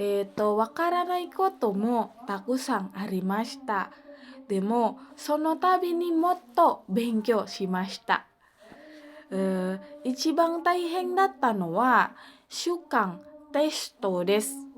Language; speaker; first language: Japanese; non-native, learner; Indonesian